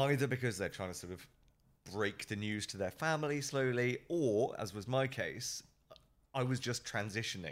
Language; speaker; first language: English; native; English